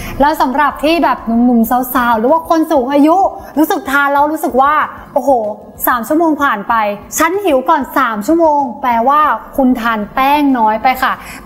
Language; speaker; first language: Thai; native; Thai